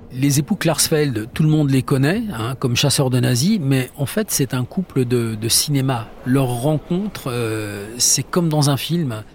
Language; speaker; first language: French; native; French